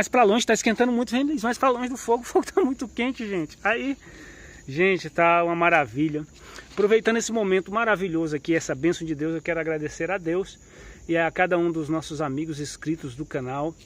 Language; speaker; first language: Portuguese; native; Portuguese